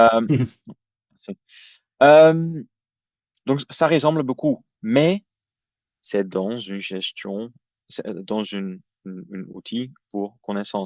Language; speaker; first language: French; non-native, fluent; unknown